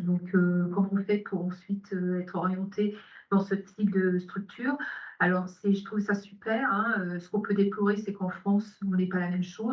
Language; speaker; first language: French; native; French